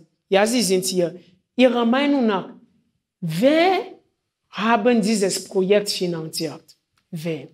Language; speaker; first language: German; non-native, fluent; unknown